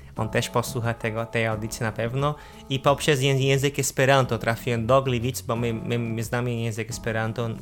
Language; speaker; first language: Polish; non-native, fluent; Portuguese